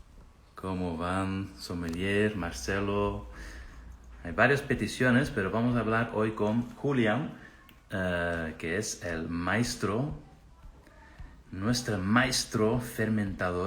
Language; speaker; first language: Spanish; non-native, fluent; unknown